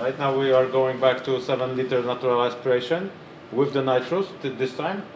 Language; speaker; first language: English; non-native, fluent; Polish